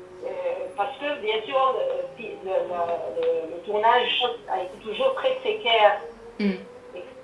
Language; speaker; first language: French; non-native, fluent; Arabic